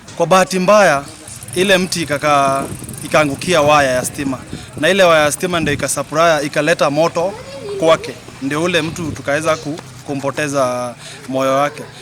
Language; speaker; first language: Swahili; native; Swahili